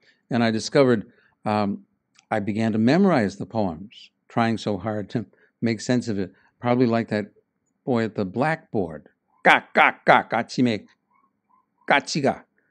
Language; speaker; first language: English; native; English